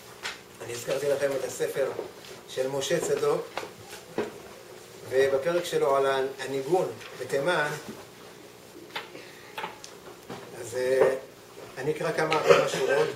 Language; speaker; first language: Hebrew; native; Hebrew